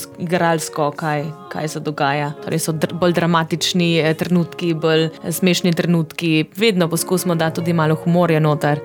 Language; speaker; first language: Slovenian; non-native, fluent; German